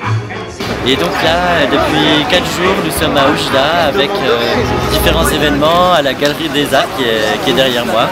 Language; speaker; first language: French; native; French